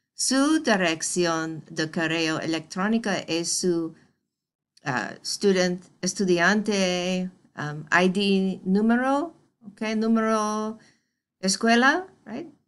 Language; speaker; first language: Spanish; non-native, fluent; English